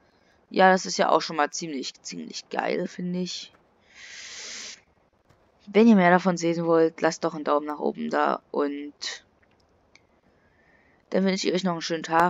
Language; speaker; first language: German; native; German